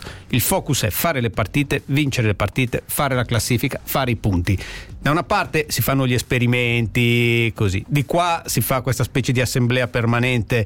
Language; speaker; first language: Italian; native; Italian